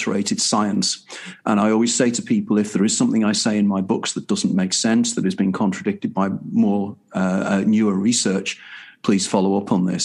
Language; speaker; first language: English; native; English